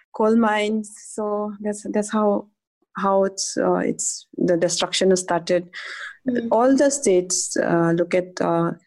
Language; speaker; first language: English; non-native, local second language; Adi